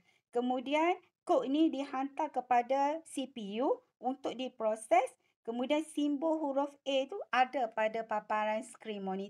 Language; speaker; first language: Malay; native; Malay